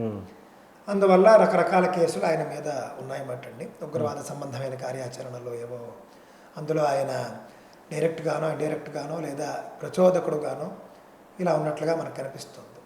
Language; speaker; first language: Telugu; native; Telugu